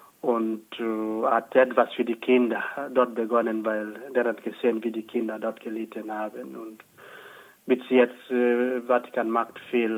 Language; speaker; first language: German; non-native, fluent; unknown